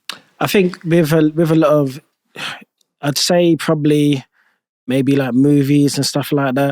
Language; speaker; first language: English; native; English